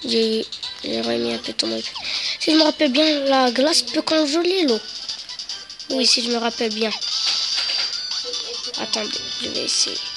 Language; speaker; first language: French; native; French